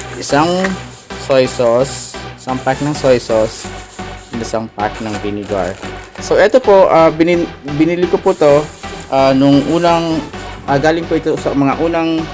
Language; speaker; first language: Filipino; non-native, local second language; Bikol